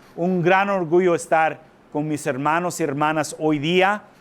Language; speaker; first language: Spanish; early bilingual, heritage; Spanish